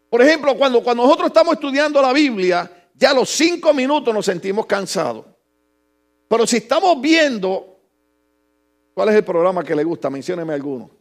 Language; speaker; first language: Spanish; native; Spanish